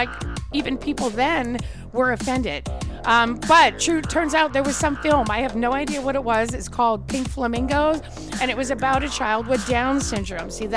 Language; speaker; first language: English; native; English